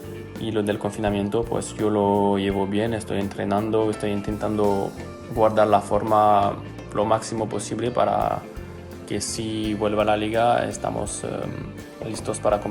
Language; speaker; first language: Spanish; non-native, fluent; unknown